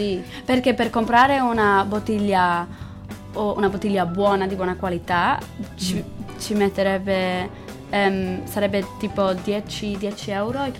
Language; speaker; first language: Italian; non-native, learner; English